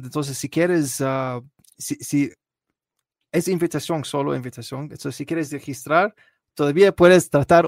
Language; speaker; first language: Spanish; non-native, learner; Arabic